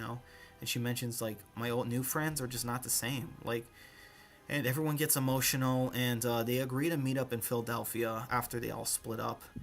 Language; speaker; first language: English; native; English